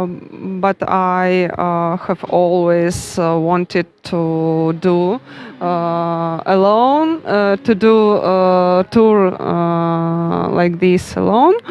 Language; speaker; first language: English; non-native, learner; Russian